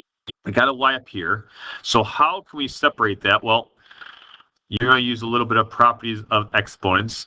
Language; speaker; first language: English; native; English